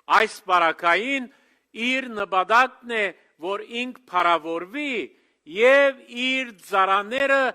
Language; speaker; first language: Armenian; early bilingual, heritage; Armenian